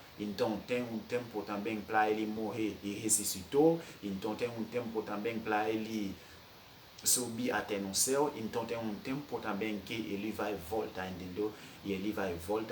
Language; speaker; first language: Portuguese; non-native, fluent; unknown